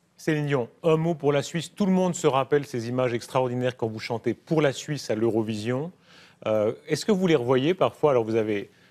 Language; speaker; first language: French; native; French